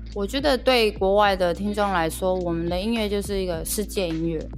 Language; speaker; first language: Chinese; non-native, local second language; Amis